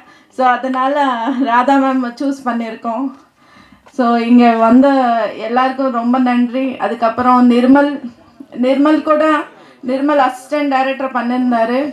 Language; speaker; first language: Tamil; non-native, fluent; Telugu